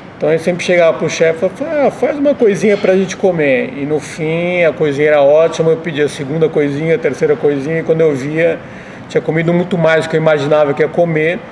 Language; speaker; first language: Portuguese; native; Portuguese